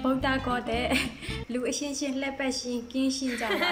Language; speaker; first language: Japanese; non-native, learner; Burmese